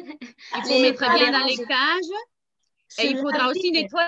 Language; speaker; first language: French; native; French